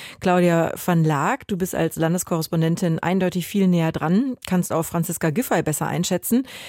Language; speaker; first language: German; native; German